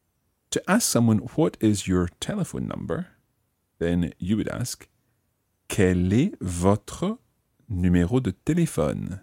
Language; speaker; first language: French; non-native, fluent; English